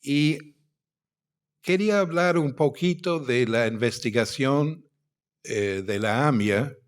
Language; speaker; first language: Spanish; non-native, fluent; English